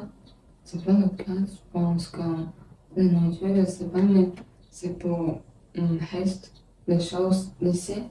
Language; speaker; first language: French; non-native, learner; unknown